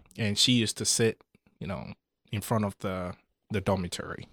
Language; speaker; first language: English; non-native, local second language; Akan